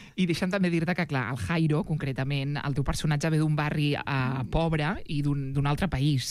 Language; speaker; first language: Catalan; native; Catalan